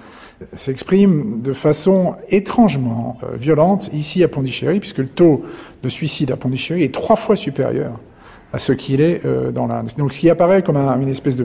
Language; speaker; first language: French; native; French